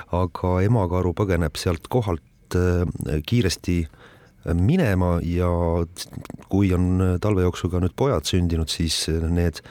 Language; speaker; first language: Estonian; native; Estonian